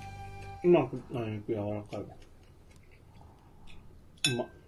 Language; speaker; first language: Japanese; native; Japanese